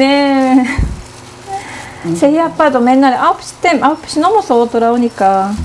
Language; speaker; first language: Korean; non-native, fluent; Japanese